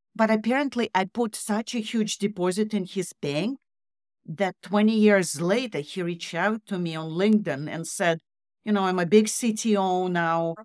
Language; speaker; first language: English; non-native, fluent; Russian